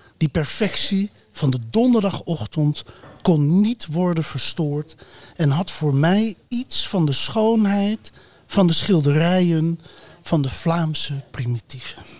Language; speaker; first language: Dutch; native; Dutch